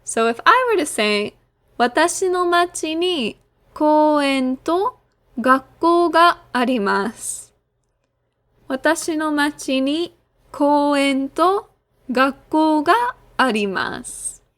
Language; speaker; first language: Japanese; non-native, fluent; English